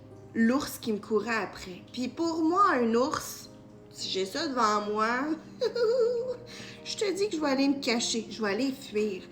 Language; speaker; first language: French; native; French